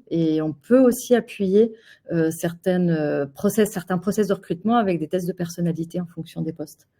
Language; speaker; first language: French; native; French